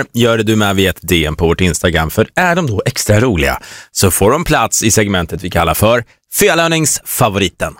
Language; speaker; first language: Swedish; native; Swedish